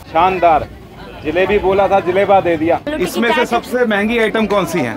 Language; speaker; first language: Hindi; native; Hindi